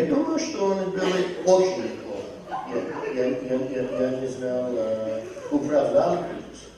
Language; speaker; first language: Russian; non-native, fluent; English